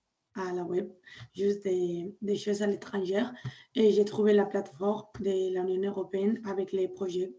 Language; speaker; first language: French; non-native, learner; Spanish